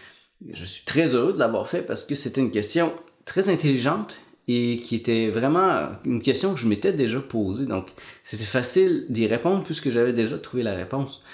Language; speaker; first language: French; native; French